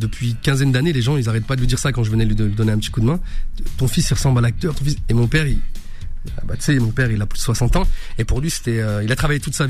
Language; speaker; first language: French; early bilingual, other home language; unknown